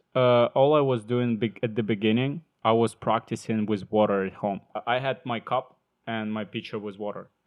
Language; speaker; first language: English; non-native, learner; Ukrainian